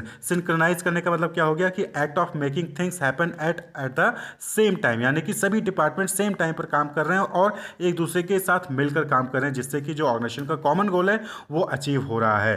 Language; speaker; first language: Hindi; native; Hindi